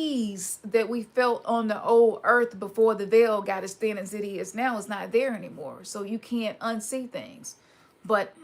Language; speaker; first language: English; native; English